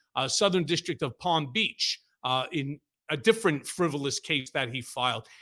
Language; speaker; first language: English; native; English